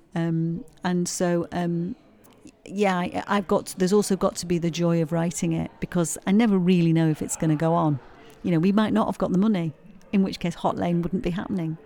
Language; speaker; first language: English; native; English